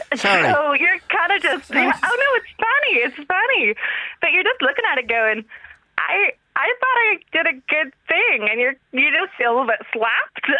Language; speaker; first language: English; native; English